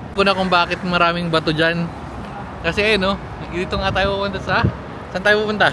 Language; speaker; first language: Filipino; native; Filipino